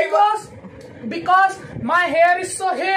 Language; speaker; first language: English; non-native, local second language; Hindi